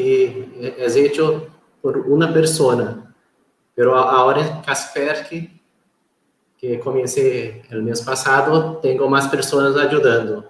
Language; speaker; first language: Spanish; non-native, fluent; Portuguese